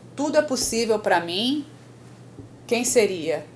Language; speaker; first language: Portuguese; native; Portuguese